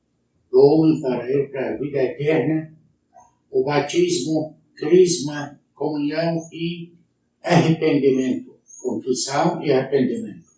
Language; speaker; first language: Portuguese; non-native, learner; Arabic